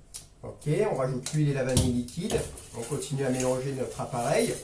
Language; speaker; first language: French; native; French